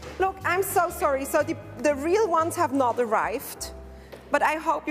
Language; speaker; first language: English; non-native, fluent; German